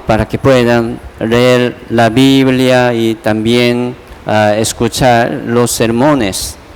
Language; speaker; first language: Spanish; non-native, fluent; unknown